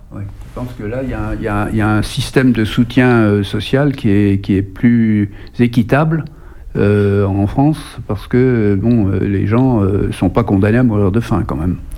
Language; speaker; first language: French; native; French